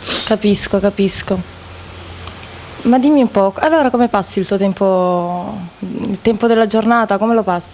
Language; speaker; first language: Italian; native; Italian